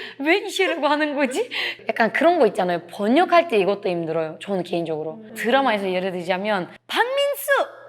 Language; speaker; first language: Korean; non-native, fluent; Turkish